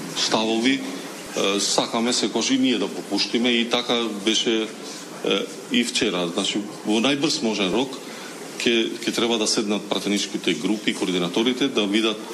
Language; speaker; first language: Macedonian; non-native, local second language; Albanian